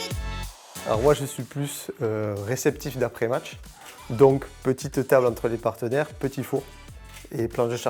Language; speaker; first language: French; native; French